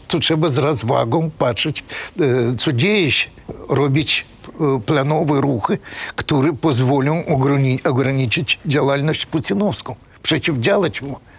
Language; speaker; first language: Polish; non-native, fluent; Russian